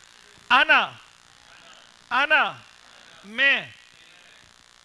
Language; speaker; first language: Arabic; non-native, fluent; Urdu